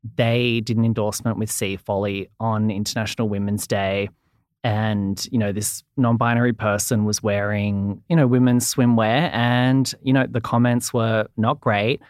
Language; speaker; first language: English; native; English